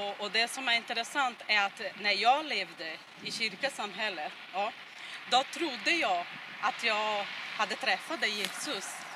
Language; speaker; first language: Swedish; non-native, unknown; Portuguese